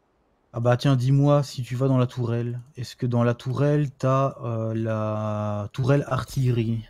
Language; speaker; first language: French; native; French